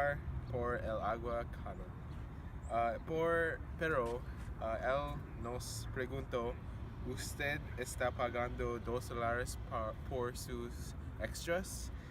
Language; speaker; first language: Spanish; non-native, learner; English